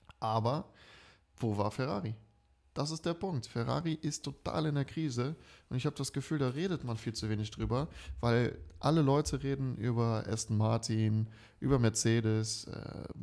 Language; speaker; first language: German; native; German